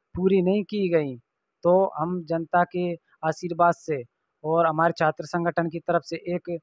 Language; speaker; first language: Hindi; native; Hindi